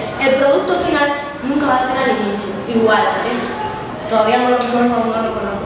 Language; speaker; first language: Spanish; native; Spanish